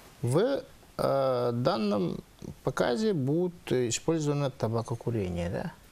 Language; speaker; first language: Russian; non-native, local second language; Yakut